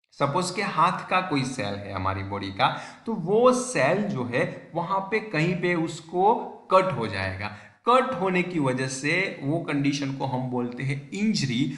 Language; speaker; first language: Hindi; non-native, local second language; Gujarati